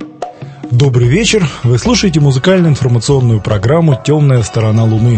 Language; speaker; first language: Russian; native; Russian